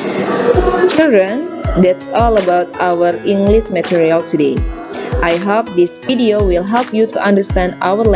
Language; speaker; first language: English; non-native, fluent; Indonesian